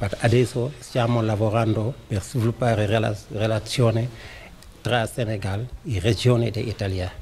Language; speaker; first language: Italian; non-native, fluent; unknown